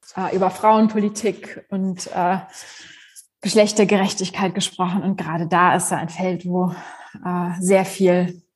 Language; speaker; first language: German; native; German